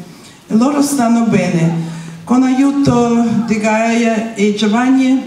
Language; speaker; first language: Italian; non-native, learner; Russian